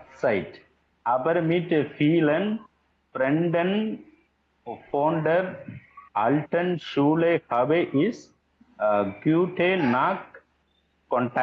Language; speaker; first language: German; non-native, learner; Tamil